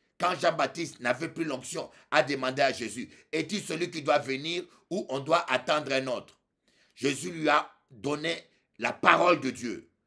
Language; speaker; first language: French; non-native, local second language; Lingala